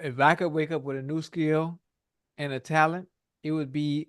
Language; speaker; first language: English; native; English